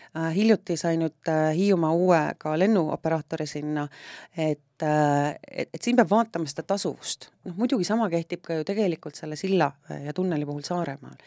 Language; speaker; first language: Estonian; native; Estonian